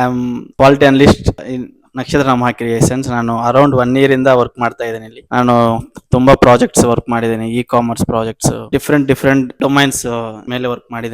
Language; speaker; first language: Kannada; non-native, local second language; Telugu